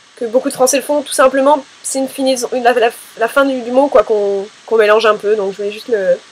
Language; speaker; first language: French; native; French